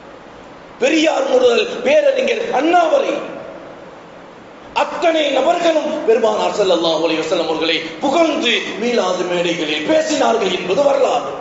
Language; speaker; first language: Tamil; native; Tamil